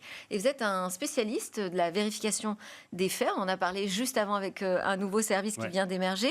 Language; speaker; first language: French; native; French